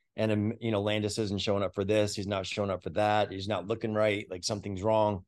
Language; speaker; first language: English; native; English